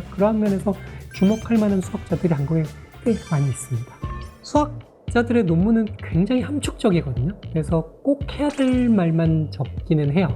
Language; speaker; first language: Korean; native; Korean